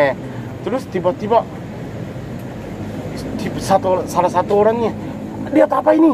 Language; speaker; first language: Indonesian; non-native, learner; Japanese